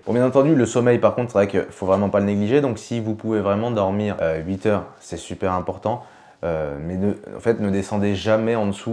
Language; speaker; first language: French; native; French